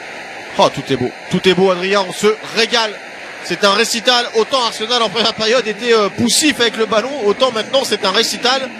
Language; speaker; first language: French; native; French